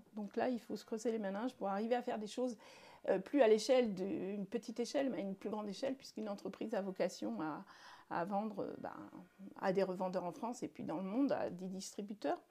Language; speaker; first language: French; native; French